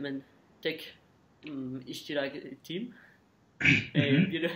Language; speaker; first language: Azerbaijani; non-native, learner; French